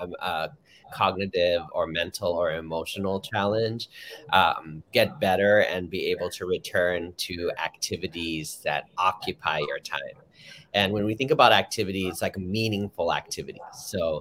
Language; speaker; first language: English; native; English